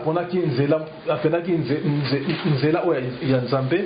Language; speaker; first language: Russian; non-native, learner; French